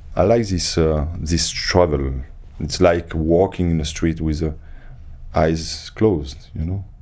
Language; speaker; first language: English; non-native, fluent; French